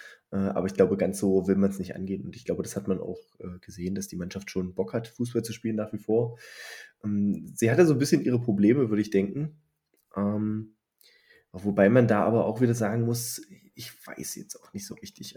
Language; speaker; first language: German; native; German